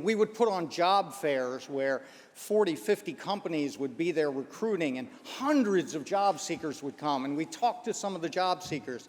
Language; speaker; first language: English; native; English